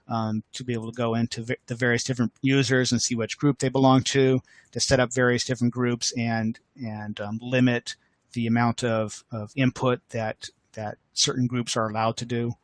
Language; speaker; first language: English; native; English